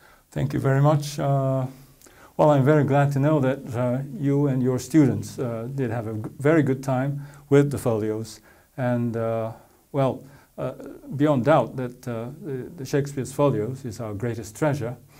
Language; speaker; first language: English; non-native, fluent; Japanese